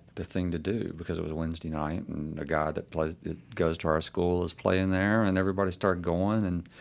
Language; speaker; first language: English; native; English